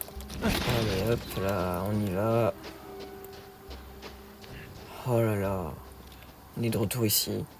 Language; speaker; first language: French; native; French